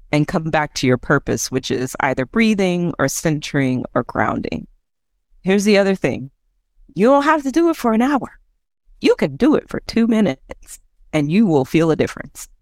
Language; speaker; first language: English; native; English